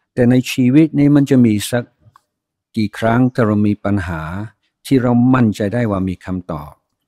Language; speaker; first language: Thai; non-native, fluent; English